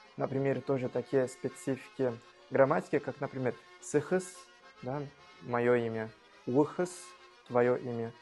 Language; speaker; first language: Russian; non-native, fluent; Portuguese